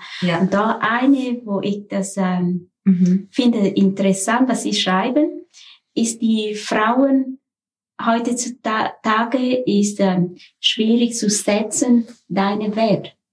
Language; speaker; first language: German; non-native, learner; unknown